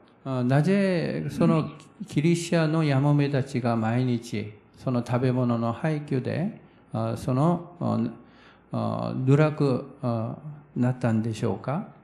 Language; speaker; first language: Japanese; non-native, fluent; Korean